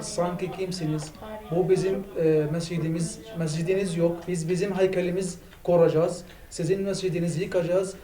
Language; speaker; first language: Turkish; non-native, fluent; Arabic